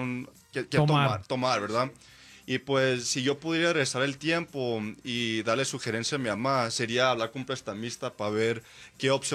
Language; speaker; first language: Spanish; early bilingual, heritage; Spanish